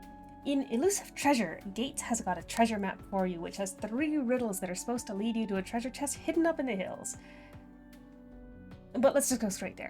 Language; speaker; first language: English; native; English